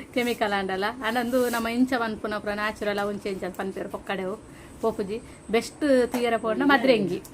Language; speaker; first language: Kannada; non-native, local second language; Tulu